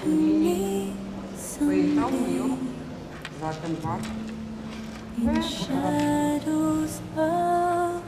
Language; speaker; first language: Turkish; non-native, learner; Russian